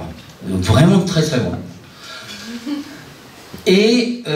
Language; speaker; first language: French; non-native, fluent; Japanese